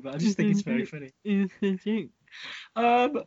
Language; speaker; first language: English; native; English